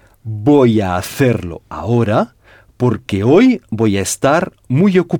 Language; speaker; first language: Spanish; non-native, fluent; French